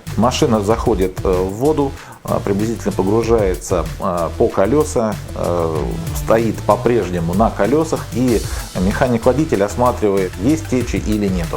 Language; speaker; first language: Russian; native; Russian